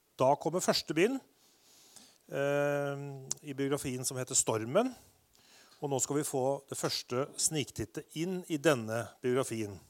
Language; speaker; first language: Norwegian; native; Norwegian